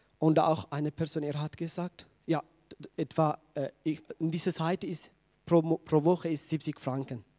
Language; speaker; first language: German; non-native, learner; Tigrinya